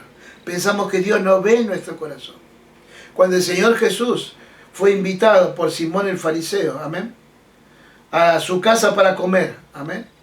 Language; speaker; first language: Spanish; native; Spanish